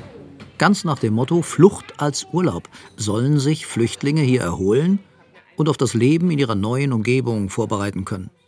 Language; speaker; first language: German; native; German